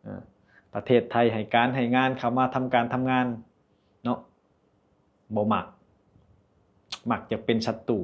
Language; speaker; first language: Thai; non-native, local second language; Lao